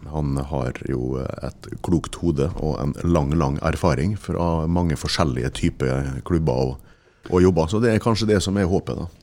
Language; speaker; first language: Norwegian; native; Norwegian